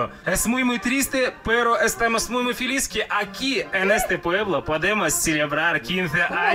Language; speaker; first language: Spanish; non-native, fluent; Russian